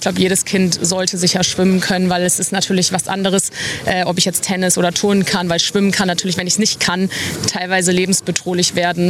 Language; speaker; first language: German; native; German